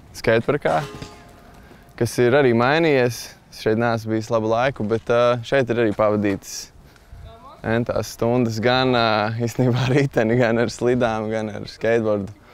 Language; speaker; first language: Latvian; native; Latvian